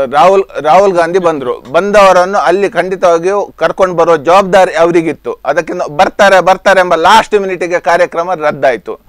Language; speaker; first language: Kannada; native; Kannada